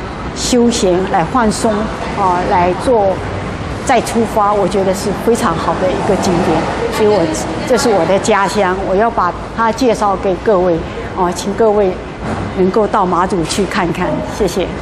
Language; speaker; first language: Chinese; native; Chinese